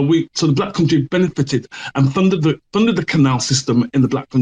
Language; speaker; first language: English; native; English